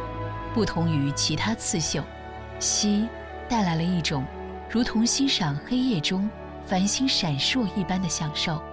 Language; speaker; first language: Chinese; native; Chinese